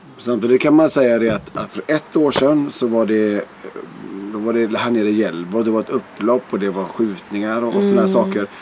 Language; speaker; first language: Swedish; native; Swedish